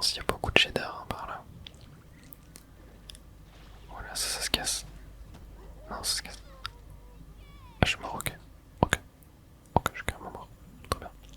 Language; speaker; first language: French; native; French